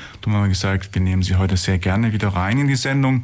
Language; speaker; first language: German; native; German